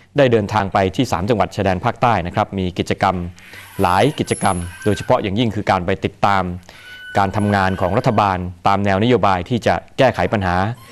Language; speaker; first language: Thai; native; Thai